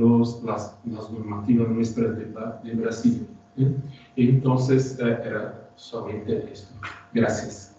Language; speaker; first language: Spanish; non-native, learner; Portuguese